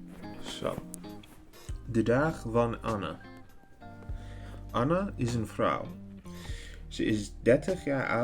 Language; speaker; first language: Dutch; early bilingual, heritage; English